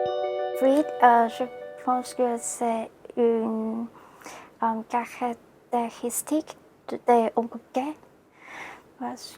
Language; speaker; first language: French; non-native, learner; Cantonese